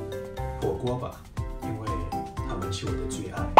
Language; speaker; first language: Chinese; non-native, fluent; Thai